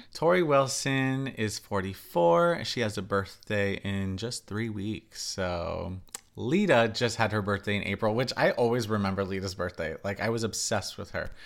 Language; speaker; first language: English; native; English